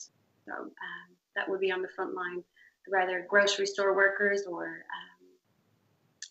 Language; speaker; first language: English; native; English